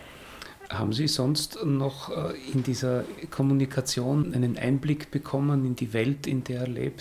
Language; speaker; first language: German; native; German